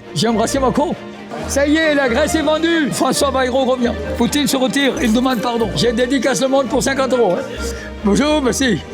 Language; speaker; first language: French; non-native, fluent; Punjabi